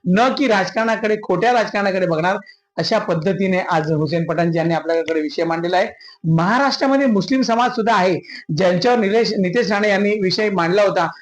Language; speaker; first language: Marathi; native; Marathi